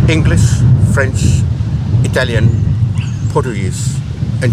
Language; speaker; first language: English; non-native, fluent; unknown